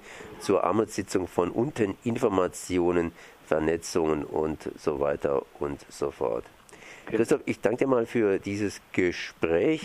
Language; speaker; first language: German; native; German